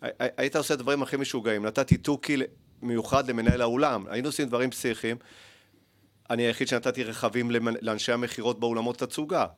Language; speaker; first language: Hebrew; early bilingual, other home language; Spanish